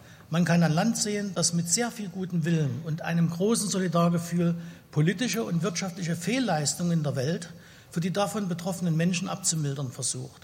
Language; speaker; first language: German; native; German